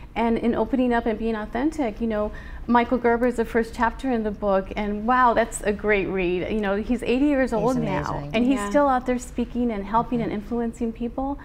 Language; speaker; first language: English; native; English